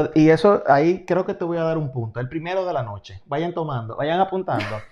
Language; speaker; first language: Spanish; native; Spanish